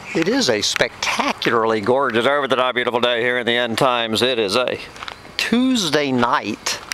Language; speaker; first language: English; native; English